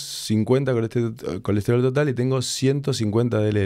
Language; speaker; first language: Spanish; native; Spanish